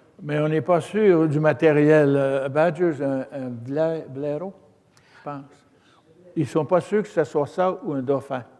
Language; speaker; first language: French; native; French